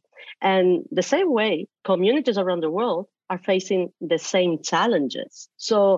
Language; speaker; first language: English; non-native, fluent; Spanish